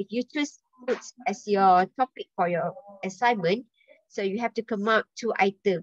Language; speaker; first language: English; non-native, local second language; Malay